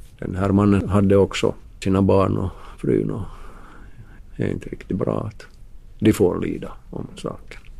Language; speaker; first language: Swedish; non-native, local second language; Finnish